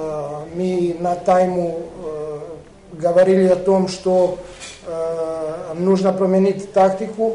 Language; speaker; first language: Russian; non-native, learner; Serbian